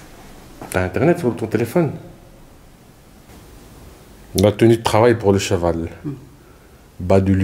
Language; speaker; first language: French; native; French